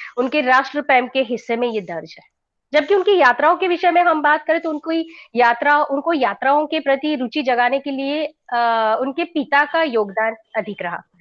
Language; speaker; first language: Hindi; non-native, local second language; Gujarati